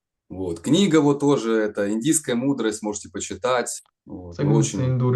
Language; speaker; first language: Russian; native; Russian